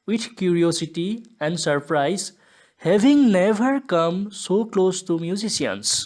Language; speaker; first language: English; non-native, local second language; Assamese